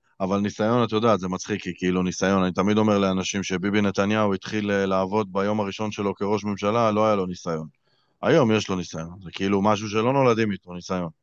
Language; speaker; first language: Hebrew; native; Hebrew